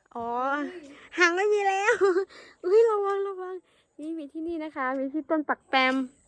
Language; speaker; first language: Thai; non-native, local second language; Shan